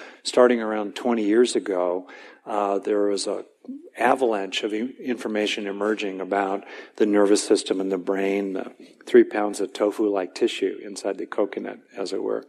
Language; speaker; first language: English; native; English